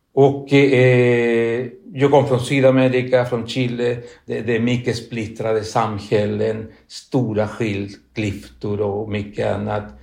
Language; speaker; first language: Swedish; non-native, fluent; Spanish